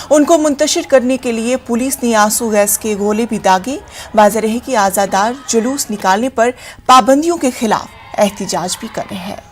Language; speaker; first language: Hindi; native; Hindi